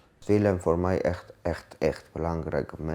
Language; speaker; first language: Dutch; non-native, learner; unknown